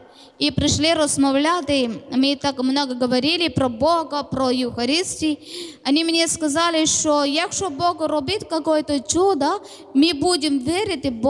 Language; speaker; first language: Russian; non-native, learner; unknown